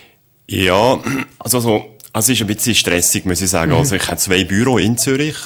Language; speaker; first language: German; native; German